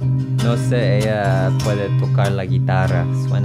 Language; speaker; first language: Spanish; non-native, learner; English